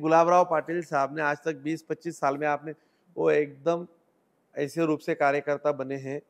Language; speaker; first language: Hindi; non-native, local second language; Marathi